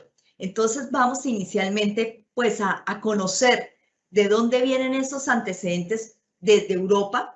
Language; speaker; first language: Spanish; native; Spanish